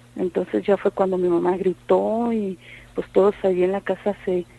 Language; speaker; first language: Spanish; native; Spanish